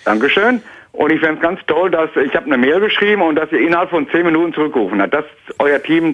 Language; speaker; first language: German; native; German